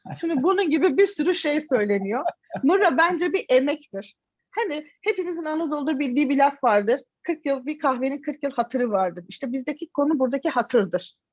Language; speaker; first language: Turkish; native; Turkish